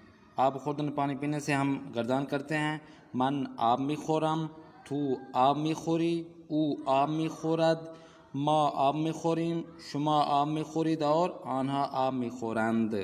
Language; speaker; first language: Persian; non-native, fluent; Urdu